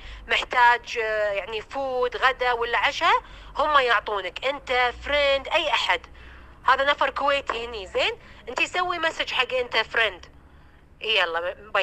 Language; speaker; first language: Arabic; non-native, learner; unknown